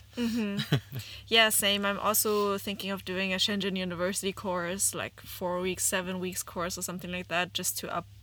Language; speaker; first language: English; non-native, fluent; German